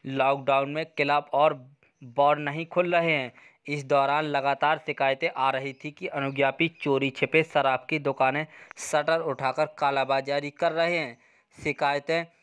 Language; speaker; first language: Hindi; native; Hindi